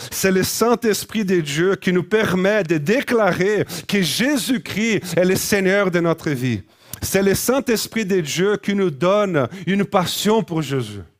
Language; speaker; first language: French; non-native, fluent; Portuguese